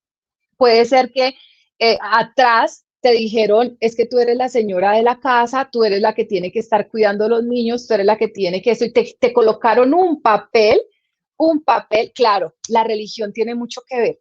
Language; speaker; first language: Spanish; native; Spanish